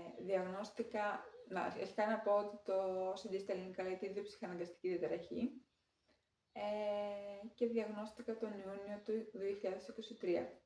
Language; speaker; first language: Greek; native; Greek